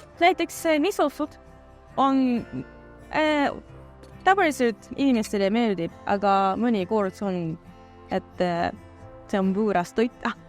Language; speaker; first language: Estonian; non-native, learner; Japanese